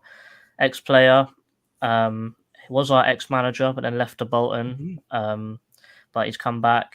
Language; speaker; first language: English; native; English